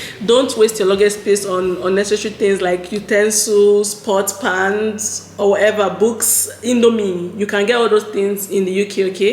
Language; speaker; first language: English; non-native, local second language; Yoruba